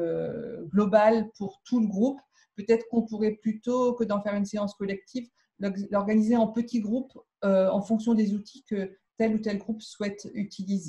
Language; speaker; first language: French; native; French